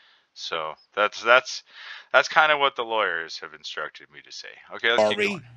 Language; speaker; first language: English; native; English